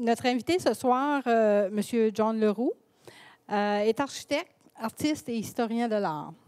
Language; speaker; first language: French; native; French